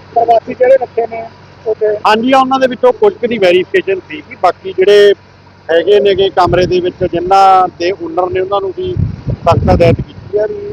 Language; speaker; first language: Punjabi; native; Punjabi